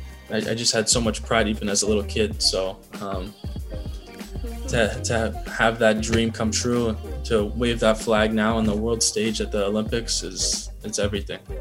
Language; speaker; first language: English; native; English